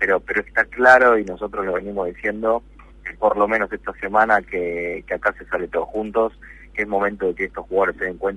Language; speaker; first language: Spanish; native; Spanish